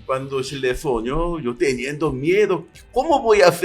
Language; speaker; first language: Spanish; non-native, learner; Korean